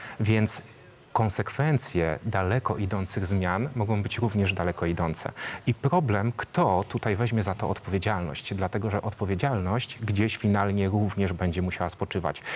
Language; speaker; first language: Polish; native; Polish